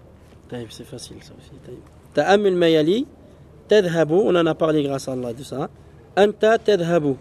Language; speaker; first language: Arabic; non-native, fluent; French